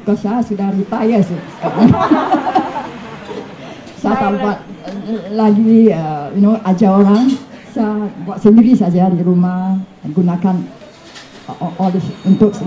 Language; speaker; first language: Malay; non-native, learner; English